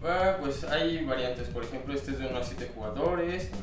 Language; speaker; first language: Spanish; native; Spanish